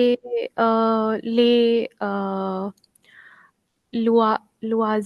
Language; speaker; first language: French; non-native, learner; Hindi